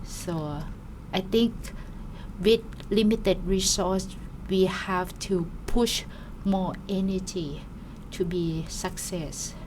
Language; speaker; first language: English; non-native, learner; Thai